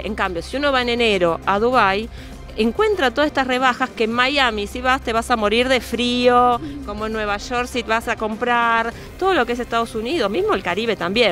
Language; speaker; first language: Spanish; native; Spanish